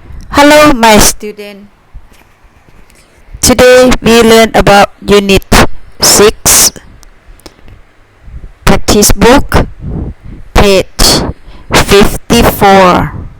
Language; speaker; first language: English; non-native, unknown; Thai